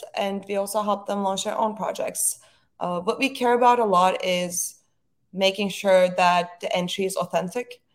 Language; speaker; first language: English; non-native, fluent; Turkish